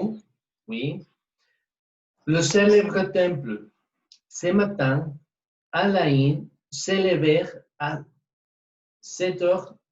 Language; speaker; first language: French; non-native, fluent; Spanish